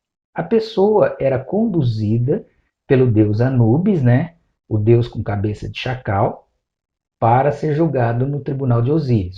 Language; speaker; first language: Portuguese; native; Portuguese